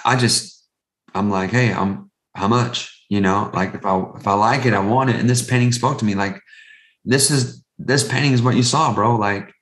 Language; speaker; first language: English; native; English